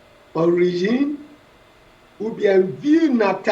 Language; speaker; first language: French; non-native, fluent; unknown